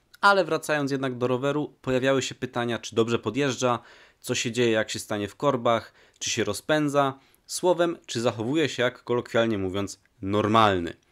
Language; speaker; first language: Polish; native; Polish